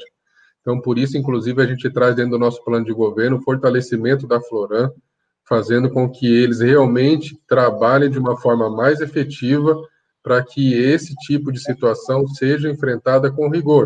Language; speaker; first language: Portuguese; native; Portuguese